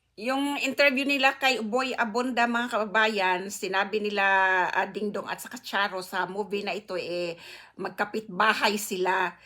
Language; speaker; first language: Filipino; non-native, local second language; Cebuano